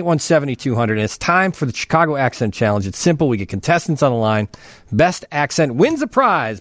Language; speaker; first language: English; native; English